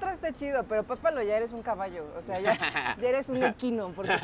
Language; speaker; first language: Spanish; native; Spanish